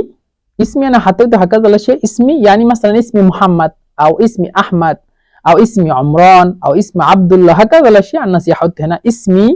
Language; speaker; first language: Arabic; non-native, fluent; Bangla